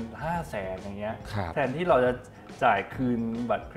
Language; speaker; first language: Thai; native; Thai